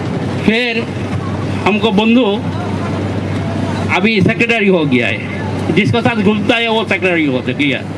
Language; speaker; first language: Hindi; non-native, learner; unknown